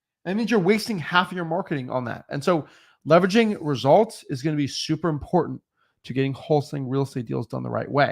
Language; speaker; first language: English; native; English